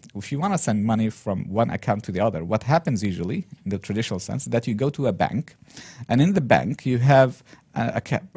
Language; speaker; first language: English; non-native, fluent; Arabic